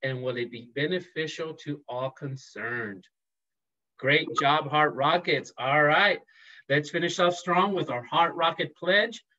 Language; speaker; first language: English; native; English